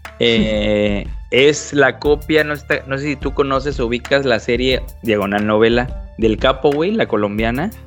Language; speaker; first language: Spanish; native; Spanish